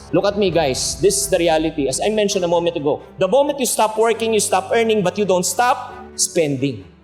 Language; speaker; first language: English; non-native, local second language; Filipino